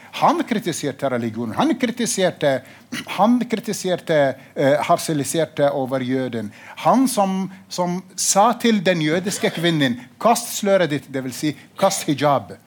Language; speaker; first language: Norwegian; non-native, fluent; Arabic